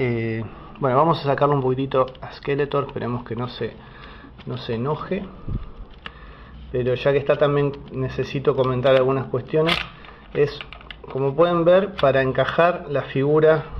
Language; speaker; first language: Spanish; native; Spanish